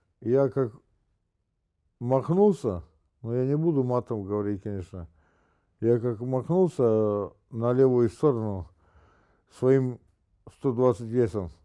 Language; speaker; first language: Russian; native; Russian